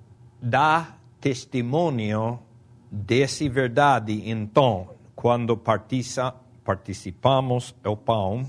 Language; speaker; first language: Portuguese; non-native, fluent; Spanish